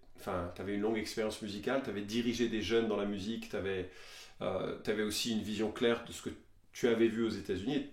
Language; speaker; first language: French; native; French